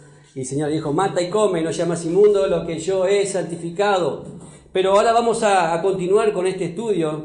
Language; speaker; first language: Spanish; native; Spanish